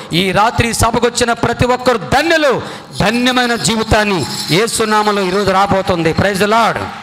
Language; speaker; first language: Telugu; non-native, local second language; Koya